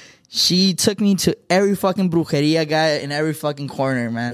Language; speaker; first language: English; early bilingual, other home language; Spanish